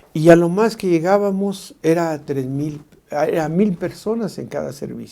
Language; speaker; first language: Spanish; native; Spanish